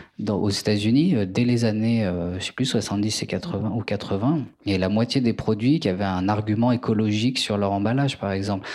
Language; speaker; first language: French; native; French